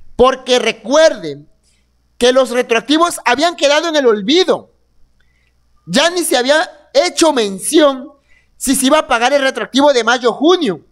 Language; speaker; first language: Spanish; native; Spanish